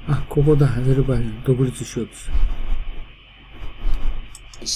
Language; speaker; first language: Japanese; native; Japanese